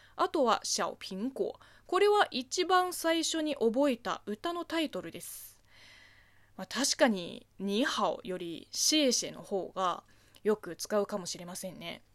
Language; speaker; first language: Japanese; non-native, fluent; Chinese